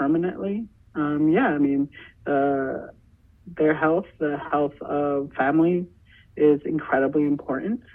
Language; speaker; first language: English; native; English